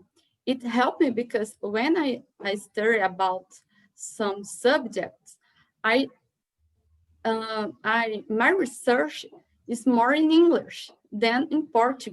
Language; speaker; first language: English; non-native, learner; Portuguese